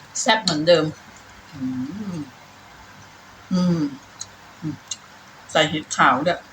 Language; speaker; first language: Thai; native; Thai